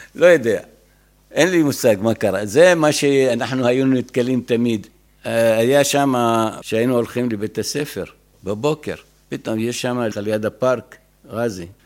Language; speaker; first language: Hebrew; non-native, fluent; Arabic